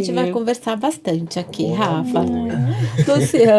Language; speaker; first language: Portuguese; native; Portuguese